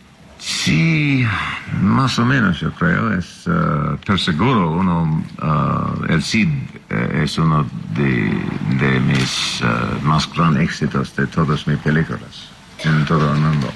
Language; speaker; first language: Spanish; non-native, learner; English